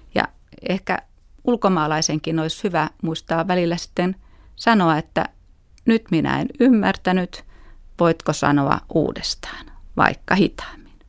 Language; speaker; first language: Finnish; native; Finnish